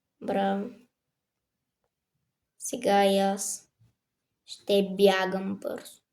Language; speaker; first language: Bulgarian; native; Bulgarian